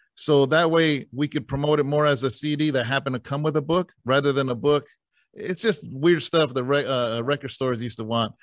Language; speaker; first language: English; native; English